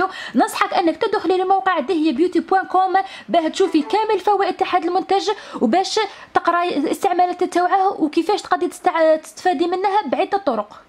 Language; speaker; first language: Arabic; native; Arabic